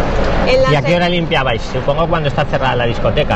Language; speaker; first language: Spanish; native; Spanish